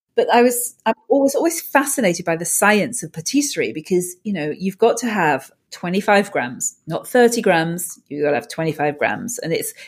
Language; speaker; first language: English; native; English